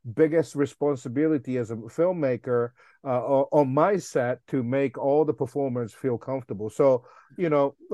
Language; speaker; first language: English; non-native, fluent; Japanese